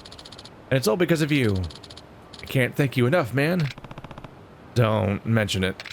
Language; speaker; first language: English; native; English